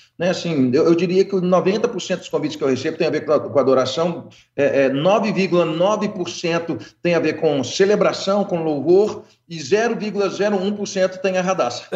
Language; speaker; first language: Portuguese; early bilingual, other home language; English